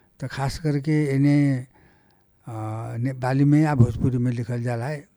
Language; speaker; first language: Bhojpuri; non-native, local second language; Nepali